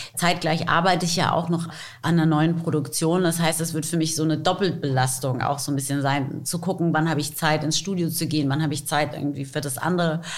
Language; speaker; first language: German; native; German